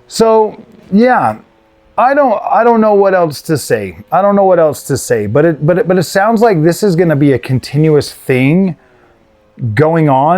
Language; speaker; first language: English; native; English